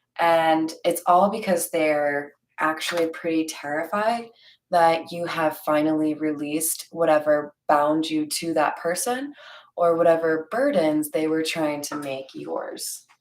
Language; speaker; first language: English; native; English